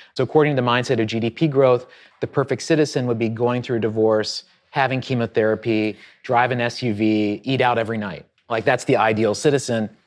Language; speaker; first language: English; native; English